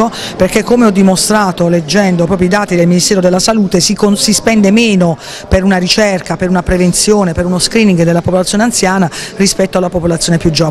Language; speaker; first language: Italian; native; Italian